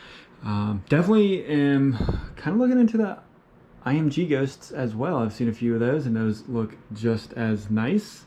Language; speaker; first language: English; native; English